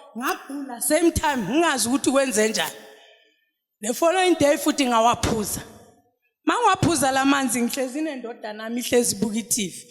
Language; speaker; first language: Zulu; non-native, local second language; Xhosa